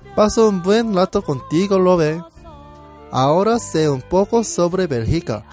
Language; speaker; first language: Spanish; non-native, learner; Korean